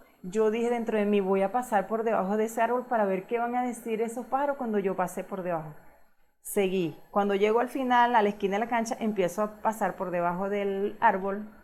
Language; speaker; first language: Spanish; native; Spanish